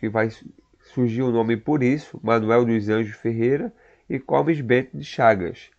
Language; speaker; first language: Portuguese; native; Portuguese